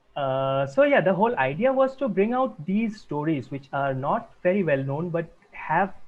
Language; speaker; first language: English; non-native, local second language; Assamese